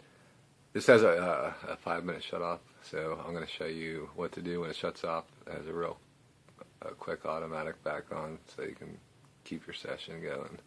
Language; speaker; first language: English; native; English